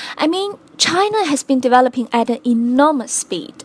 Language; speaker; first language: English; non-native, fluent; Chinese